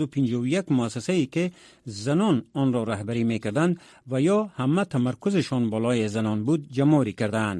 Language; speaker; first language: Persian; native; Persian